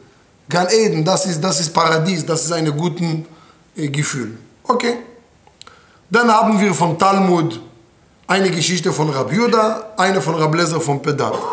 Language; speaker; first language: German; non-native, fluent; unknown